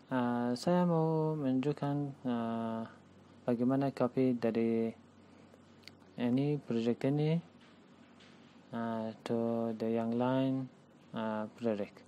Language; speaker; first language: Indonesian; non-native, learner; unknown